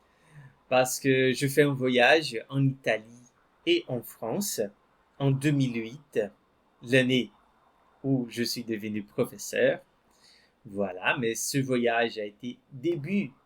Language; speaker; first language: French; non-native, fluent; Portuguese